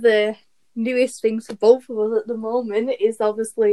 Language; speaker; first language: English; native; English